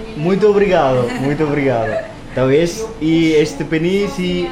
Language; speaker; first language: Portuguese; non-native, learner; Malayalam